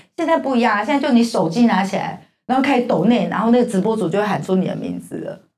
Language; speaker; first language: Chinese; native; Chinese